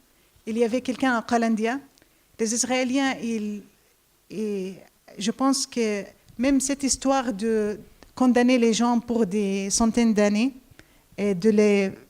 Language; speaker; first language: French; non-native, fluent; Arabic